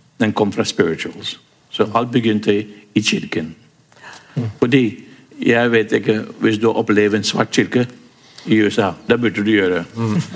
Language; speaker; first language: Norwegian; non-native, fluent; English